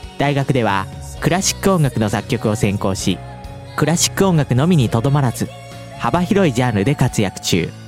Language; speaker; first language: Japanese; native; Japanese